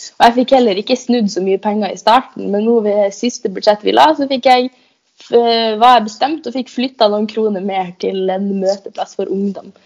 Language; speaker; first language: Norwegian; native; Norwegian